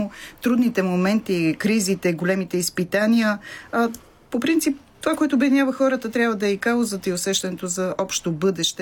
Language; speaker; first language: Bulgarian; native; Bulgarian